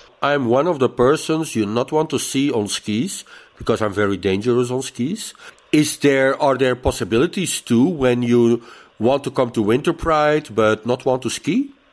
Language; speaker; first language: English; non-native, fluent; Dutch